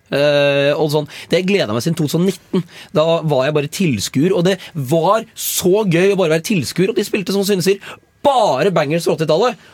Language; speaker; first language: Norwegian; native; Norwegian